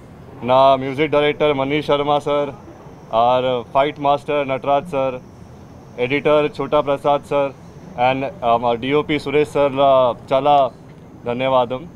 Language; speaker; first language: Telugu; non-native, learner; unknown